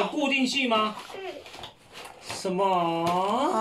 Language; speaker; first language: Chinese; native; Chinese